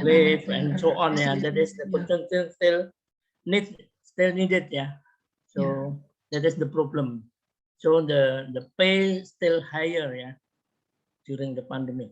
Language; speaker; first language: English; non-native, learner; Indonesian